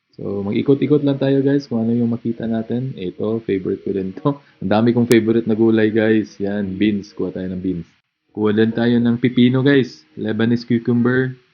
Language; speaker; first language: Filipino; native; Filipino